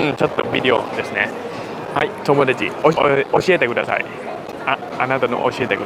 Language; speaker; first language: Japanese; non-native, learner; Thai